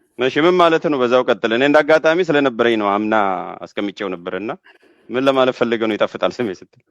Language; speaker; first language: Amharic; native; Amharic